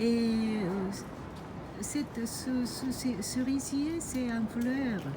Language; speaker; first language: French; non-native, fluent; Japanese